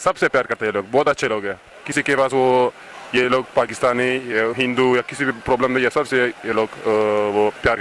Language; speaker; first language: Hindi; non-native, local second language; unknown